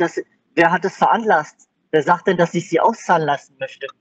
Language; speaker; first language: German; native; German